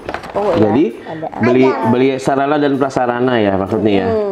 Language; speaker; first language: Indonesian; native; Indonesian